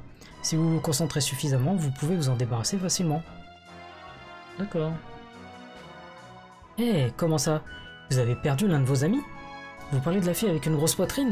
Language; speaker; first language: French; native; French